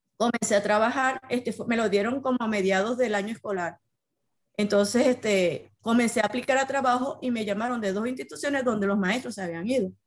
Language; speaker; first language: Spanish; native; Spanish